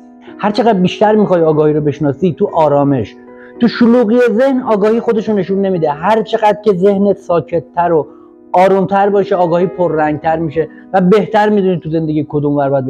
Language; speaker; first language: Persian; native; Persian